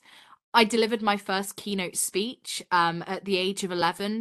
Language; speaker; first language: English; native; English